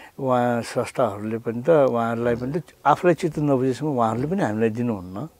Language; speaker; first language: Nepali; non-native, local second language; Newari